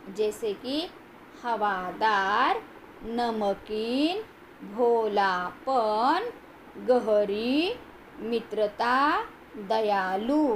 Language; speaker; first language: Hindi; non-native, local second language; Marathi